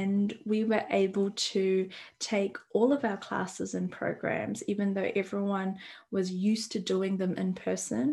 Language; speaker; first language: English; native; English